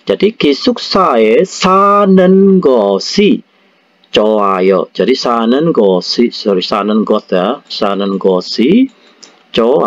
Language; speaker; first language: Korean; non-native, fluent; Indonesian